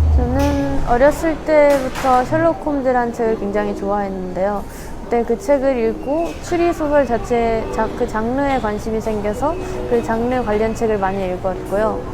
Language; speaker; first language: Korean; early bilingual, heritage; Korean